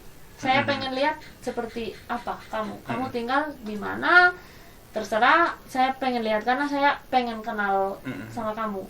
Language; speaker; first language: Indonesian; non-native, fluent; Spanish